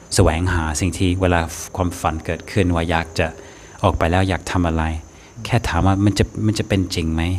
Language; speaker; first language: Thai; non-native, fluent; English